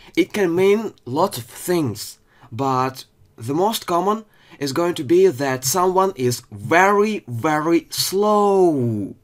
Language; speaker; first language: English; non-native, fluent; Ukrainian